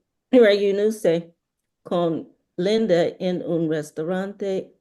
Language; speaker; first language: Spanish; non-native, learner; English